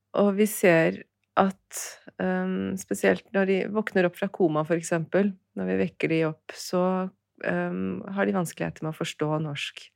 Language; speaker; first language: Norwegian; early bilingual, other home language; Turkish